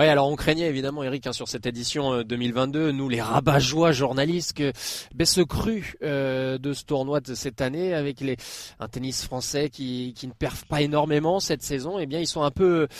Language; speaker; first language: French; native; French